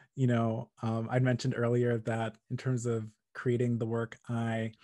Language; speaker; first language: English; native; English